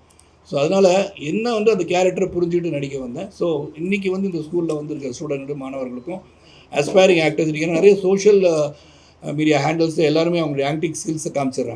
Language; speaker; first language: Tamil; native; Tamil